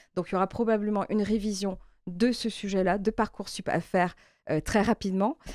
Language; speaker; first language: French; native; French